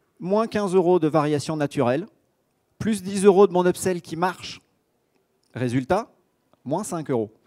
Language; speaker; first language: French; native; French